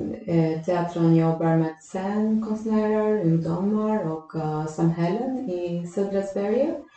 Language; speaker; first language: Swedish; non-native, fluent; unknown